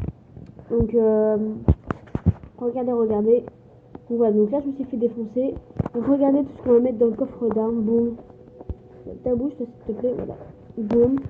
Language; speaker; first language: French; native; French